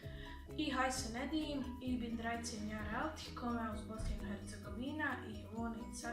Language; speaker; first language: German; non-native, learner; Bosnian